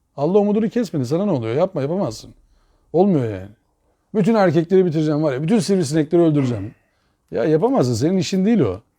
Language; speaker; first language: Turkish; native; Turkish